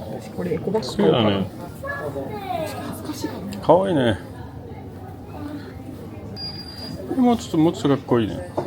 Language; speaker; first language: Japanese; non-native, fluent; French